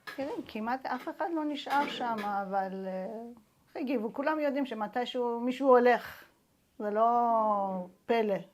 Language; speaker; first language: Hebrew; non-native, fluent; Persian